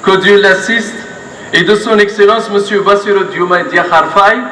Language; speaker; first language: French; non-native, local second language; Arabic